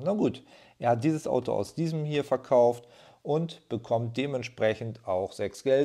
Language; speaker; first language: German; native; German